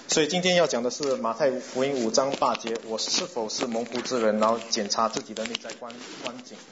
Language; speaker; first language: Chinese; non-native, local second language; English